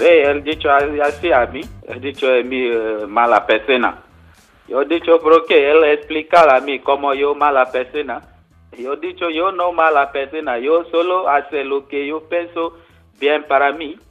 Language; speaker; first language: Spanish; non-native, learner; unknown